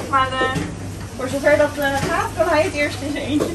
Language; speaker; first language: Dutch; early bilingual, other home language; Italian